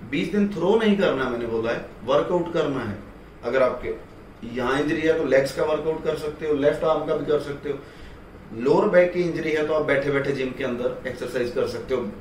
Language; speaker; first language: Hindi; non-native, local second language; Punjabi